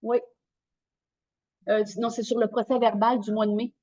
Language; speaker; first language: French; native; French